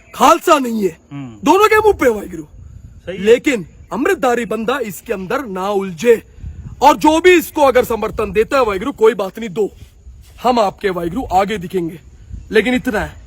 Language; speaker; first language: Hindi; native; Hindi